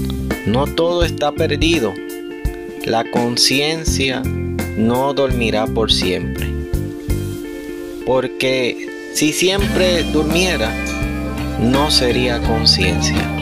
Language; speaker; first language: Spanish; native; Spanish